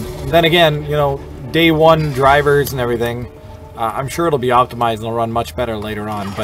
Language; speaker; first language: English; native; English